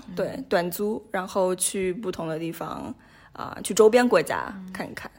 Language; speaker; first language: Chinese; native; Chinese